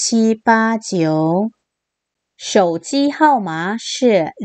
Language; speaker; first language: Chinese; non-native, fluent; Korean